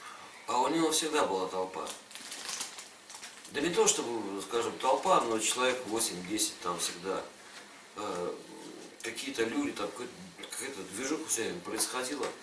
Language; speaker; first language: Russian; native; Russian